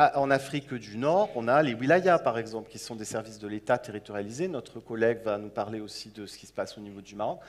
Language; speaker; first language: French; native; French